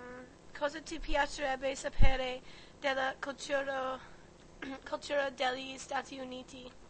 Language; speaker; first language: Italian; non-native, learner; English